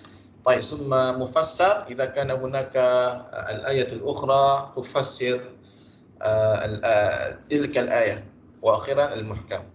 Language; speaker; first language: Arabic; non-native, fluent; Malay